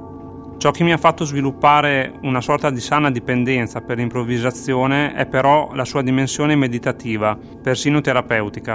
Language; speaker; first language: Italian; native; Italian